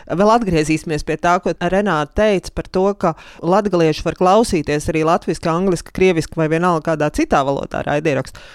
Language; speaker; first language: Latvian; native; Latvian